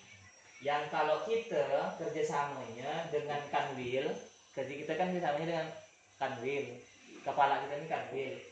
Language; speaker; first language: Malay; native; Malay